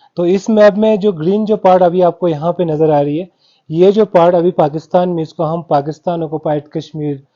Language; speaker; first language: Hindi; non-native, local second language; Balti